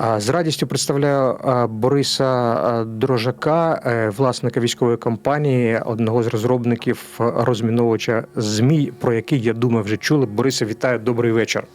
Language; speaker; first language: Ukrainian; native; Ukrainian